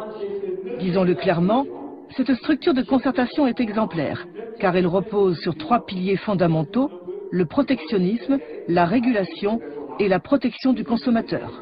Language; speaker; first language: French; native; French